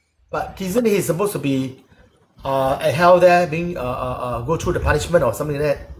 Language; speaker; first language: English; non-native, local second language; Chinese